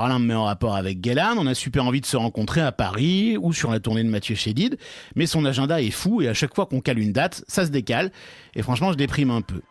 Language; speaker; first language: French; native; French